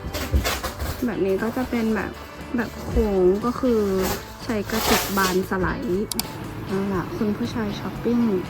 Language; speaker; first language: Thai; native; Thai